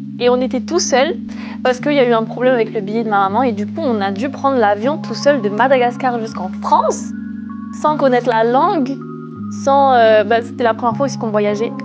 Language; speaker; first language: French; early bilingual, other home language; Malagasy